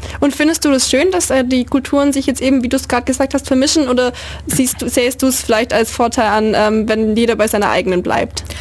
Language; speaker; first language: German; native; German